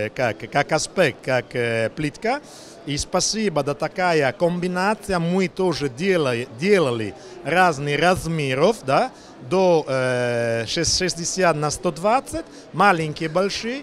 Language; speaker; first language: Russian; non-native, learner; Italian